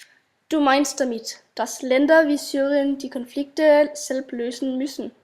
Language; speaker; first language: German; non-native, learner; Danish